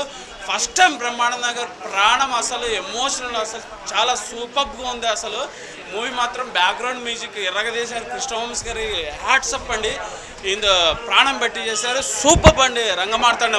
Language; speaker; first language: Telugu; native; Telugu